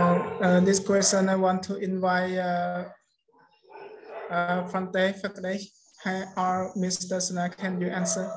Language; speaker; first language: English; non-native, learner; Khmer